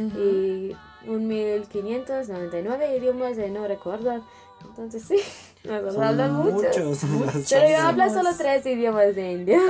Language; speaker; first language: Spanish; non-native, learner; Telugu